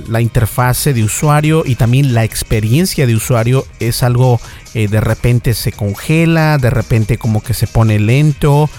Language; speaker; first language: Spanish; native; Spanish